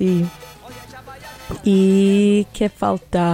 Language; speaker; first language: Spanish; non-native, learner; English